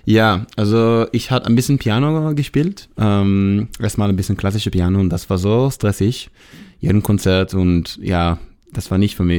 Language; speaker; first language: German; non-native, learner; Hebrew